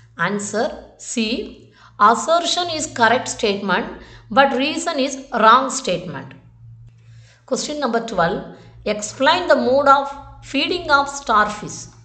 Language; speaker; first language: English; non-native, local second language; Tamil